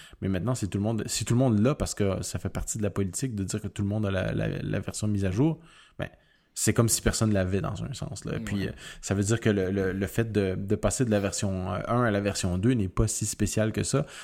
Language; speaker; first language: French; native; French